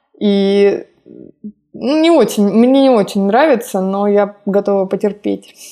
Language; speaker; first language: Russian; native; Russian